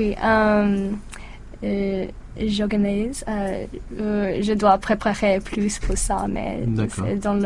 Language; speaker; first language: French; non-native, learner; English